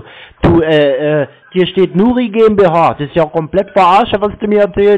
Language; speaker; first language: German; native; German